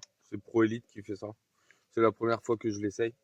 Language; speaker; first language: French; native; French